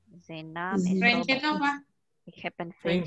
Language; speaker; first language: Dutch; non-native, learner; Indonesian